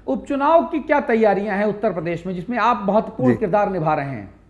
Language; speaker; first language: Hindi; native; Hindi